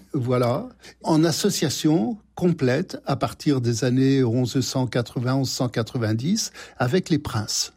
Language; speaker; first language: French; native; French